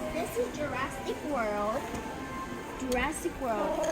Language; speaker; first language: English; native; English